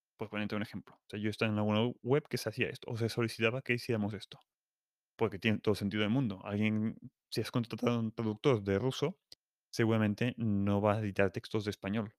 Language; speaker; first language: Spanish; non-native, local second language; Catalan